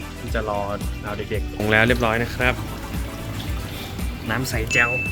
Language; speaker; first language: Thai; native; Thai